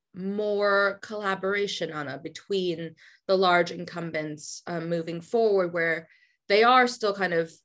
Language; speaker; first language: English; native; English